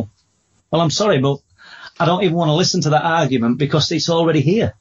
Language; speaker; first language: English; native; English